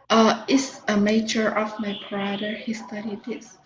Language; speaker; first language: English; non-native, learner; Vietnamese